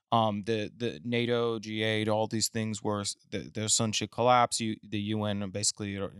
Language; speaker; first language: English; native; English